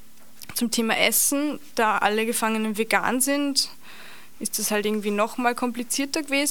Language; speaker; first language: German; native; German